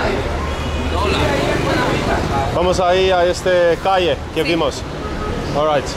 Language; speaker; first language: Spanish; non-native, learner; English